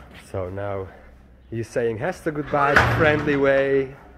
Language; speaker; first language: English; non-native, learner; Western Frisian